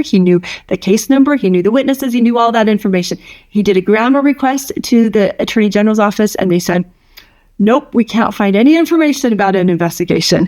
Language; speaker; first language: English; native; English